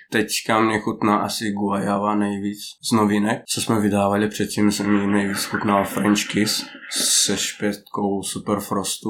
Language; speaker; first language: Czech; non-native, fluent; Russian